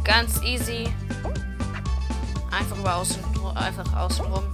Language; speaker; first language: German; native; German